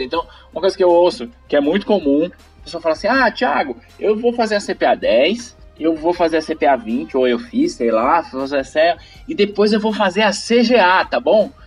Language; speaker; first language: Portuguese; native; Portuguese